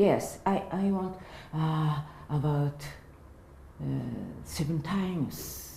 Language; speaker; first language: English; non-native, learner; Japanese